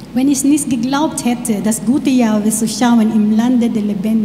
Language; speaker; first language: German; non-native, learner; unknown